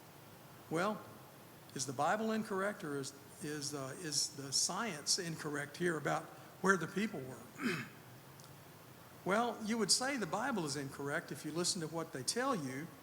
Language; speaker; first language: English; native; English